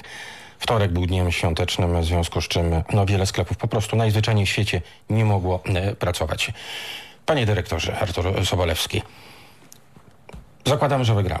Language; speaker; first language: Polish; native; Polish